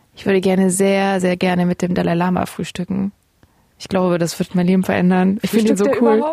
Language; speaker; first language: German; native; German